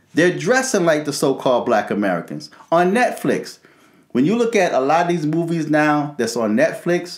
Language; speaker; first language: English; native; English